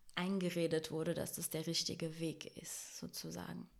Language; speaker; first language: German; early bilingual, other home language; Portuguese